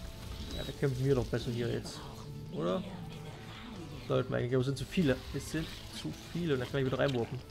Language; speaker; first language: German; native; German